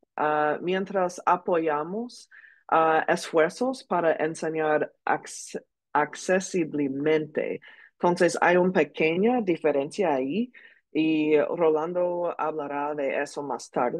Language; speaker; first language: Spanish; non-native, learner; English